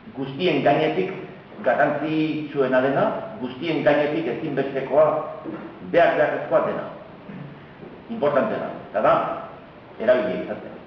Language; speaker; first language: Basque; native; Basque